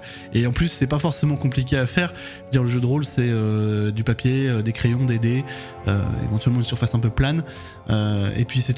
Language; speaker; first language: French; native; French